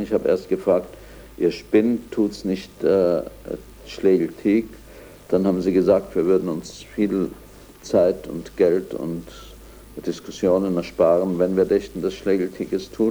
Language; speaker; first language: German; native; German